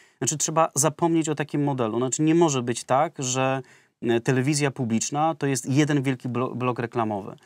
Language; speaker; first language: Polish; native; Polish